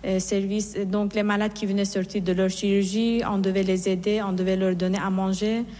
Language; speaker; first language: French; non-native, fluent; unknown